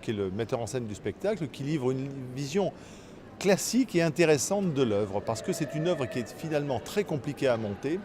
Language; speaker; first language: French; native; French